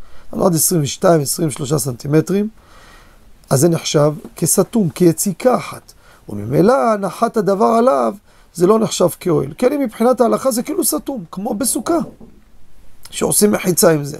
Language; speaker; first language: Hebrew; native; Hebrew